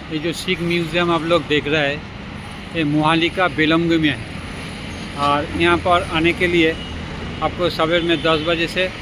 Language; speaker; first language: Hindi; non-native, local second language; Bangla